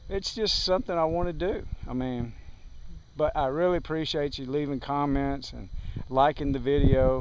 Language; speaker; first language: English; native; English